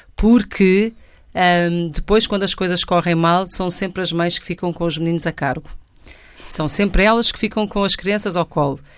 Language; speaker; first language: Portuguese; native; Portuguese